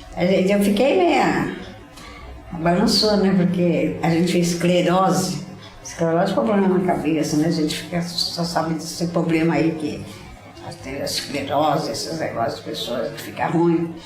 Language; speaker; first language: Portuguese; native; Portuguese